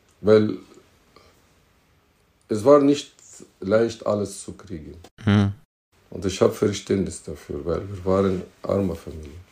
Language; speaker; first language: German; non-native, fluent; Arabic